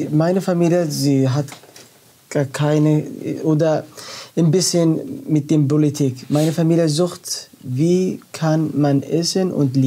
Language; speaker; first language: German; non-native, learner; Arabic